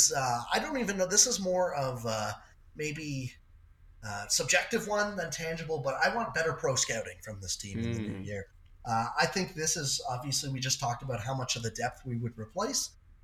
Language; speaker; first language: English; native; English